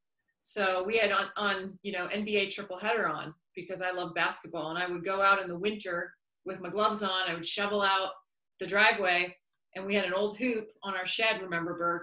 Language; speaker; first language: English; native; English